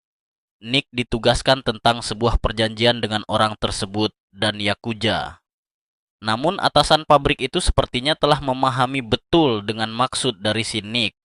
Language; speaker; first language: Indonesian; native; Indonesian